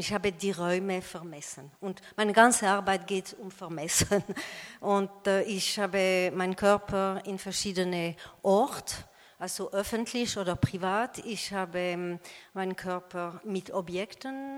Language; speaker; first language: German; non-native, fluent; French